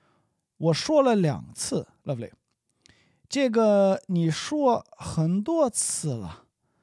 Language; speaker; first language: Chinese; non-native, learner; English